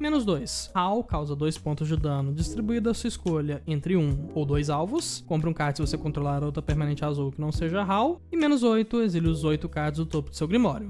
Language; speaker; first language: Portuguese; native; Portuguese